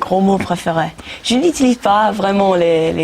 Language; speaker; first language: French; non-native, learner; English